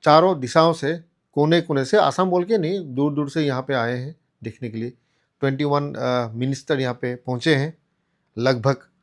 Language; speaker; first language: Hindi; non-native, local second language; Assamese